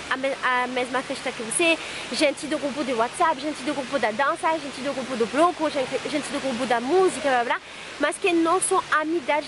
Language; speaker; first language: Portuguese; non-native, fluent; French